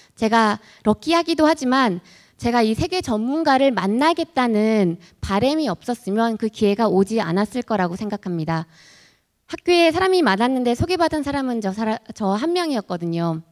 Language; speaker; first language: Korean; native; Korean